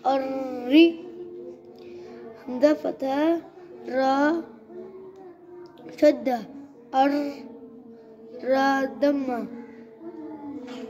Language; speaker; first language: Arabic; non-native, learner; Urdu